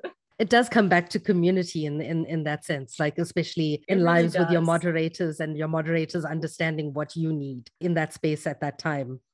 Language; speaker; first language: English; native; English